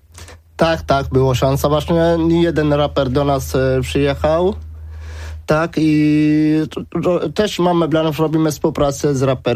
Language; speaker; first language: Polish; early bilingual, other home language; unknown